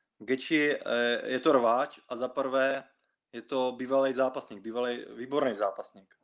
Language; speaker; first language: Czech; early bilingual, other home language; Russian